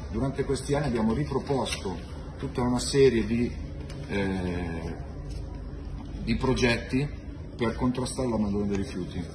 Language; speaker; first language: Italian; native; Italian